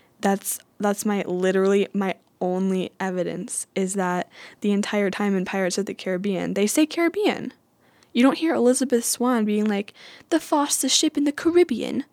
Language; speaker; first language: English; native; English